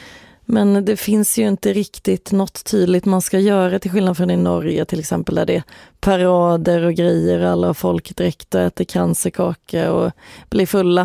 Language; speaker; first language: Swedish; native; Swedish